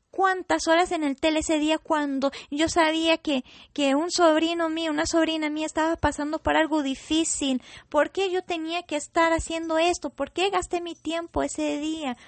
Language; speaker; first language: Spanish; non-native, fluent; English